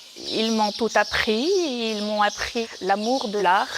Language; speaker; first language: French; non-native, local second language; Arabic